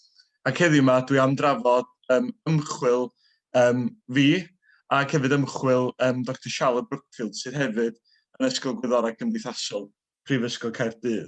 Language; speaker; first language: Welsh; native; Welsh